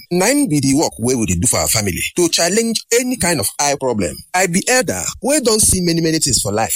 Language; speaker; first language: Nigerian Pidgin; native; Nigerian Pidgin